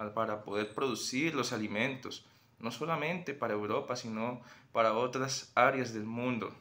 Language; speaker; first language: Spanish; native; Spanish